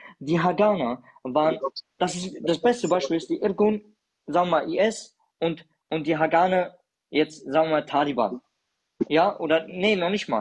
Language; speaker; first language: German; early bilingual, other home language; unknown